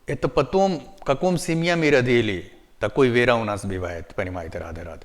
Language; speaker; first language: Russian; non-native, learner; Hindi